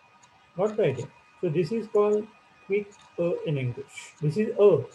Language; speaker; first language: English; non-native, local second language; Marathi